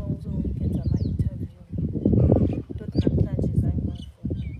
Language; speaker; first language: Zulu; non-native, local second language; South Ndebele